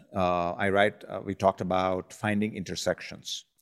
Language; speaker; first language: English; non-native, local second language; Gujarati